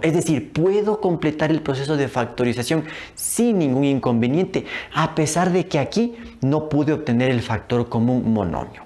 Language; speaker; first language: Spanish; native; Spanish